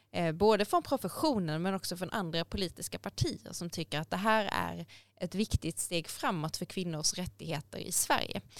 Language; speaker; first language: Swedish; native; Swedish